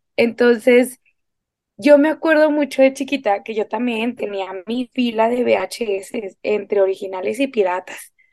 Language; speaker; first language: Spanish; native; Spanish